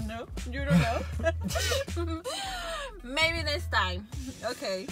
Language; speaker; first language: English; non-native, learner; Spanish